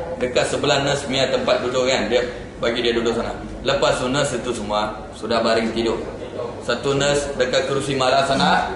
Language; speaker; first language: Malay; non-native, local second language; Tamil